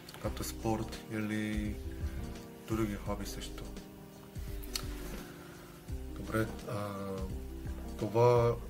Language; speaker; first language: Bulgarian; non-native, learner; Korean